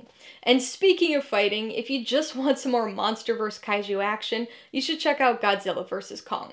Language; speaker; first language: English; native; English